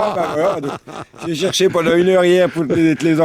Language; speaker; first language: French; native; French